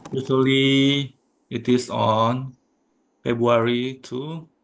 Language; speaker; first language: English; non-native, fluent; Indonesian